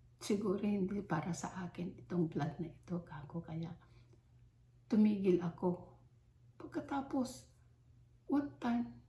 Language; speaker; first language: Filipino; non-native, local second language; Iloko